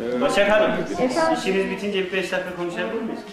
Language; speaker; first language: Turkish; native; Turkish